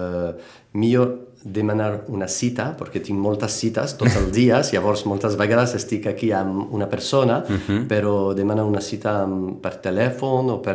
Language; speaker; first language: Catalan; non-native, fluent; French